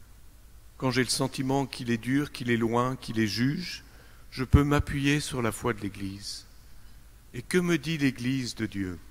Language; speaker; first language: French; native; French